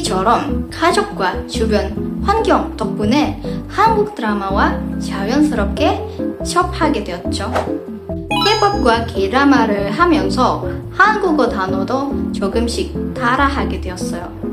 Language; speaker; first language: Korean; non-native, fluent; Indonesian